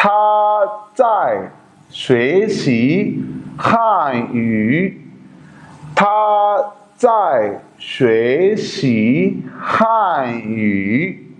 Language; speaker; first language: Chinese; non-native, fluent; Urdu